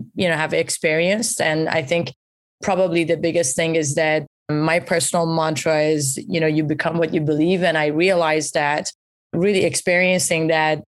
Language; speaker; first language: English; early bilingual, other home language; Persian